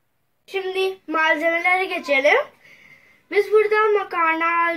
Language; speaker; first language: Turkish; non-native, learner; Urdu